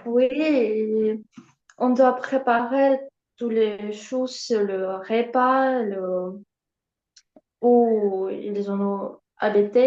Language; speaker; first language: French; non-native, learner; Ukrainian